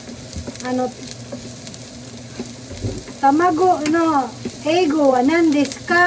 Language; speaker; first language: Japanese; non-native, learner; Cebuano